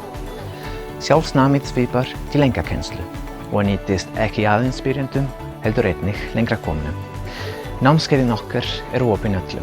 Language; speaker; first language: Icelandic; non-native, fluent; Italian